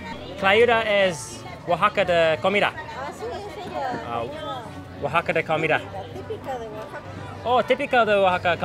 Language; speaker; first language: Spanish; non-native, learner; English